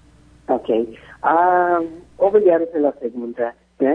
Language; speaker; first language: Portuguese; non-native, fluent; Yoruba